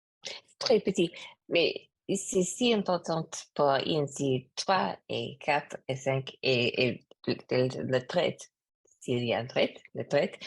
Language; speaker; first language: French; non-native, learner; English